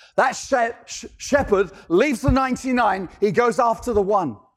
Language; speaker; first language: English; native; English